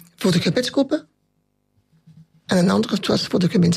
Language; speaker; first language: Dutch; non-native, local second language; French